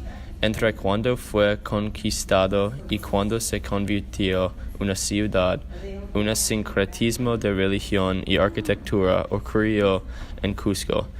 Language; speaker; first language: Spanish; non-native, learner; English